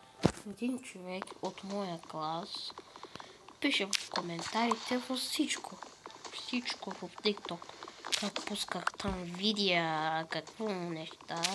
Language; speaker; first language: Bulgarian; non-native, local second language; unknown